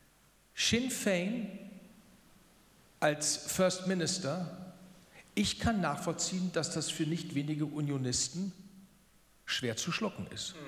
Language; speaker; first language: German; native; German